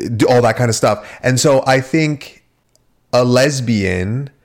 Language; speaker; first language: English; early bilingual, other home language; Italian